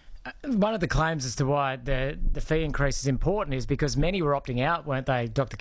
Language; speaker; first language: English; native; English